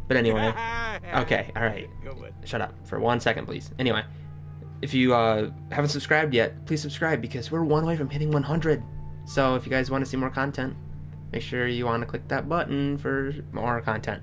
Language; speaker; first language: English; native; English